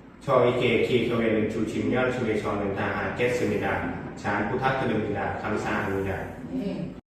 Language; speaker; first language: Korean; non-native, learner; Thai